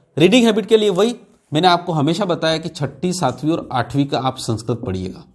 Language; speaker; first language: Hindi; native; Hindi